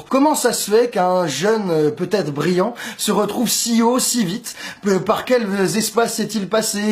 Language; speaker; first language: French; native; French